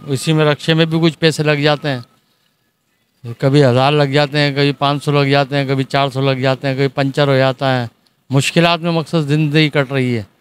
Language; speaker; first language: Urdu; native; Urdu